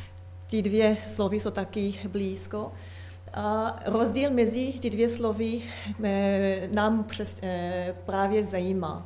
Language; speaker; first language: Czech; non-native, learner; French